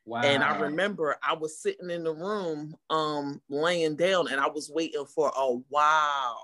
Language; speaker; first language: English; native; English